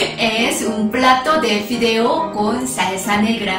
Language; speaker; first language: Spanish; non-native, fluent; Korean